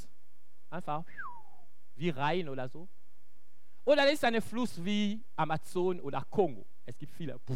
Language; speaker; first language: German; non-native, local second language; French